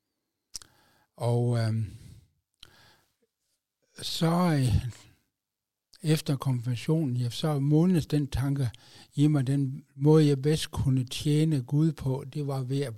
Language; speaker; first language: Danish; native; Danish